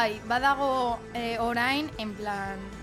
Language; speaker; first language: Basque; non-native, learner; Spanish